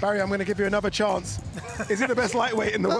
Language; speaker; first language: English; native; English